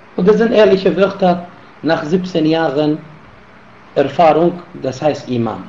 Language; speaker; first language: German; non-native, fluent; Arabic